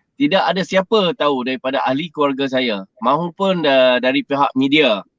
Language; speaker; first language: Malay; native; Malay